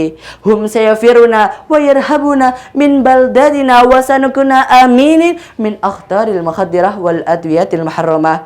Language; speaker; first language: Arabic; non-native, learner; Indonesian